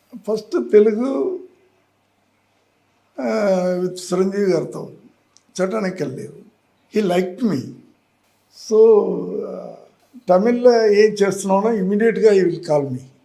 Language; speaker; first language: Telugu; non-native, learner; Tamil